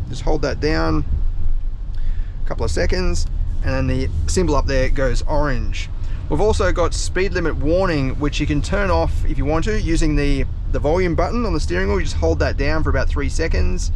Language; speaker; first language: English; native; English